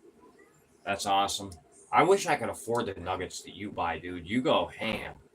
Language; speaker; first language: English; native; English